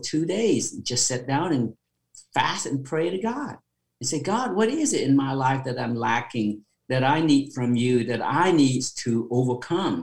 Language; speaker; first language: English; non-native, fluent; Khmer